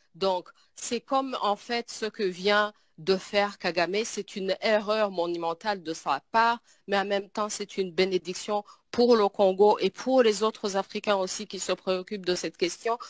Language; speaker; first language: French; non-native, local second language; Kinyarwanda